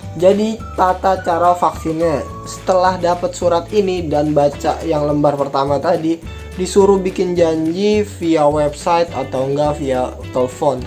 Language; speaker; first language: Indonesian; native; Indonesian